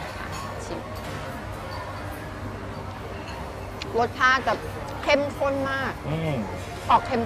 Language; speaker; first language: Thai; native; Thai